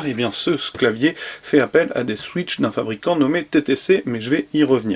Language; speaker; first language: French; native; French